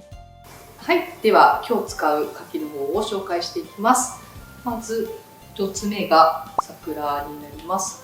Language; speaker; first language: Japanese; native; Japanese